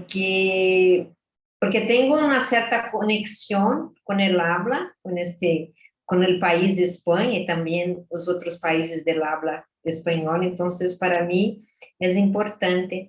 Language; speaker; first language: Spanish; non-native, fluent; Portuguese